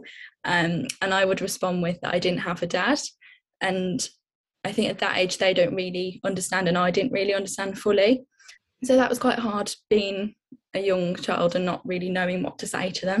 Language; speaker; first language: English; native; English